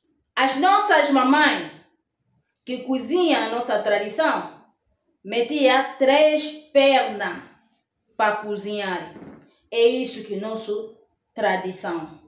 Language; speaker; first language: Portuguese; non-native, fluent; Lingala